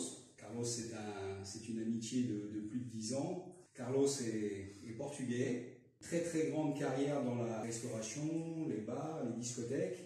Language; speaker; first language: French; native; French